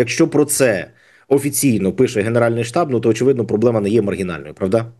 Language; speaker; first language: Ukrainian; native; Ukrainian